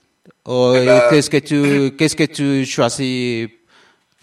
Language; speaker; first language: French; non-native, learner; Spanish